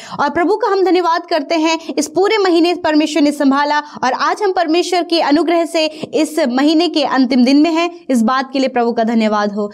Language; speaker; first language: Hindi; native; Hindi